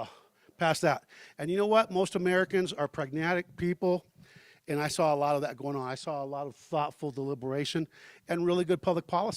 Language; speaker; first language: English; early bilingual, heritage; Spanish